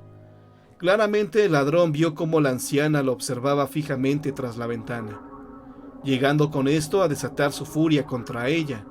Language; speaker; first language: Spanish; native; Spanish